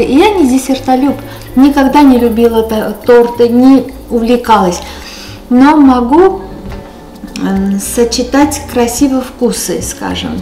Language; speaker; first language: Russian; non-native, fluent; Armenian